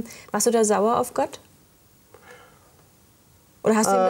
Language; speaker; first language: German; native; German